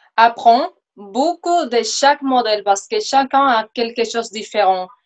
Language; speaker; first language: French; non-native, fluent; Spanish